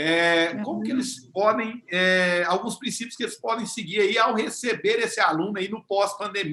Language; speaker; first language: Portuguese; native; Portuguese